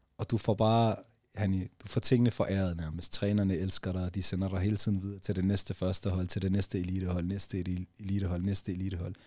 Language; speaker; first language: Danish; early bilingual, other home language; Arabic